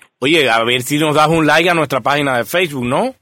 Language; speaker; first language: Spanish; native; Spanish